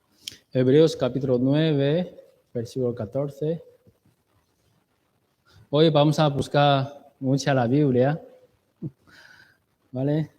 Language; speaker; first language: Spanish; non-native, learner; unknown